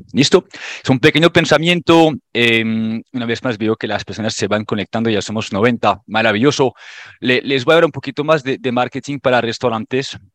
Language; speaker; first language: Spanish; non-native, fluent; French